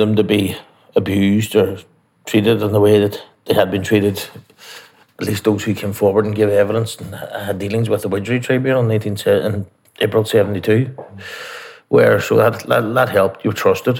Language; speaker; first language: English; native; English